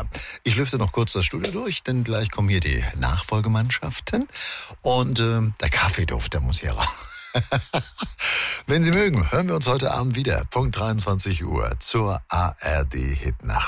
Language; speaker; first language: German; native; German